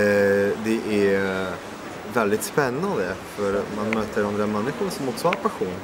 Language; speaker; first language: Swedish; non-native, fluent; French